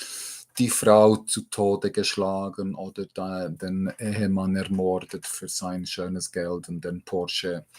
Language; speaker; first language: German; non-native, learner; English